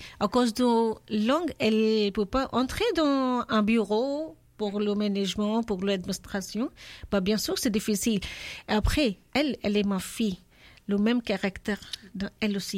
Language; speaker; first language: French; non-native, learner; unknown